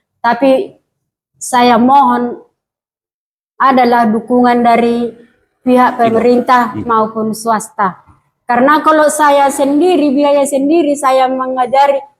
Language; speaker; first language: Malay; non-native, local second language; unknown